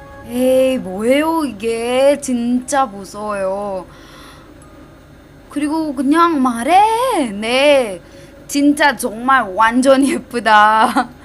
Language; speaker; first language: Korean; non-native, learner; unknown